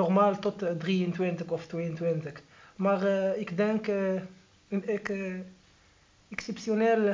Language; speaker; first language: Dutch; non-native, learner; Arabic